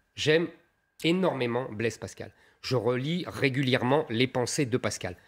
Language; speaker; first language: French; native; French